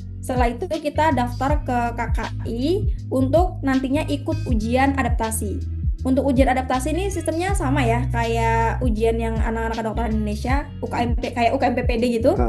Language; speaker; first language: Indonesian; native; Indonesian